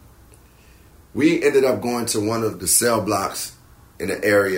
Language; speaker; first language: English; native; English